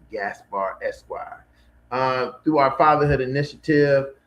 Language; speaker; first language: English; native; English